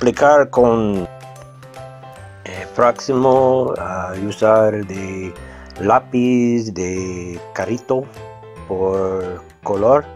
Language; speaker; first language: Spanish; non-native, learner; English